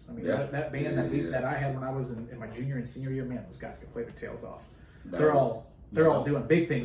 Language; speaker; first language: English; native; English